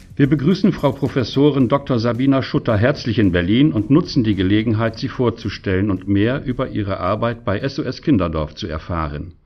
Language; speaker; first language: German; native; German